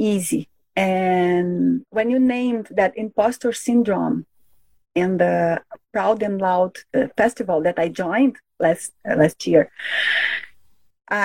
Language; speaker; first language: English; non-native, fluent; Portuguese